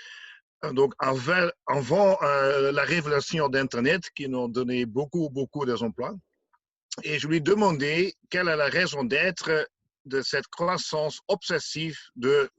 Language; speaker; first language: French; non-native, learner; Dutch